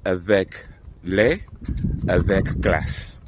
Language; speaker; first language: French; non-native, learner; English